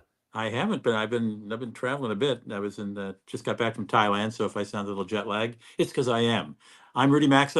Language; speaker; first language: English; native; English